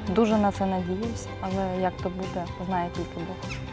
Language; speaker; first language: Ukrainian; native; Ukrainian